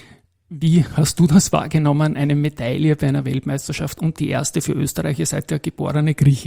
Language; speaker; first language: German; native; German